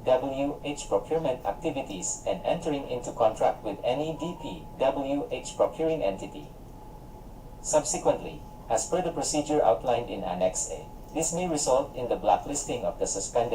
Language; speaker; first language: English; non-native, local second language; Cebuano